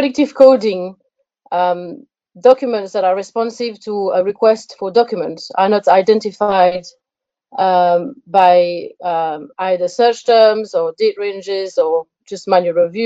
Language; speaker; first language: English; non-native, fluent; French